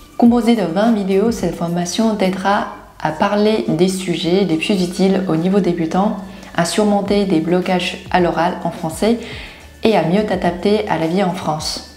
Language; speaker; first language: French; non-native, fluent; Chinese